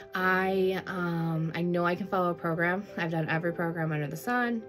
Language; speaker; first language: English; native; English